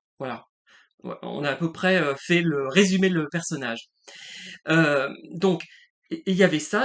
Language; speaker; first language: French; native; French